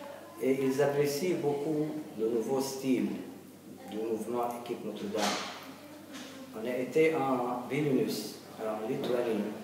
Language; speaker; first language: French; non-native, local second language; Arabic